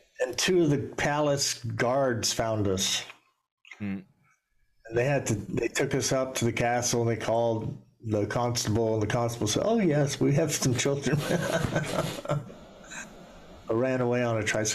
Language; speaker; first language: English; native; English